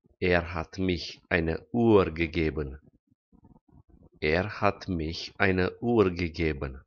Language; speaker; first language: German; non-native, fluent; Romanian